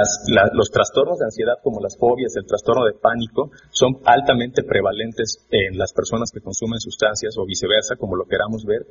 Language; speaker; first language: Spanish; native; Spanish